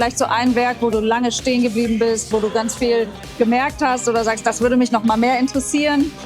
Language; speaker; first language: German; native; German